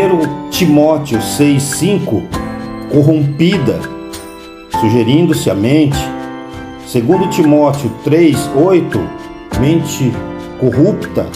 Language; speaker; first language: Portuguese; native; Portuguese